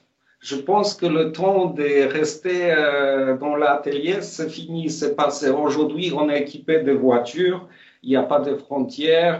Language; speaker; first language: French; non-native, fluent; Polish